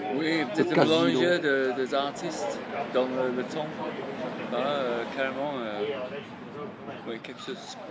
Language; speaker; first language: French; non-native, fluent; English